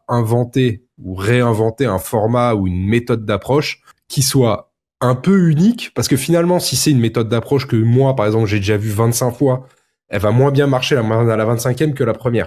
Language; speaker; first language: French; native; French